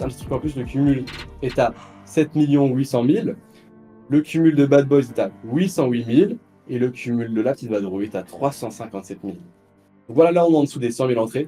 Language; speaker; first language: French; native; French